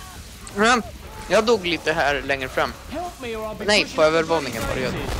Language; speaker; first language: Swedish; native; Swedish